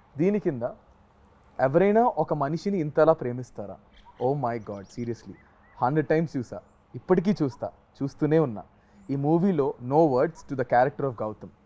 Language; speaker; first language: Telugu; native; Telugu